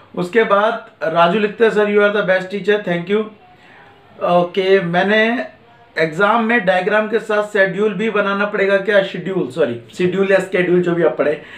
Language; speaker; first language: Hindi; native; Hindi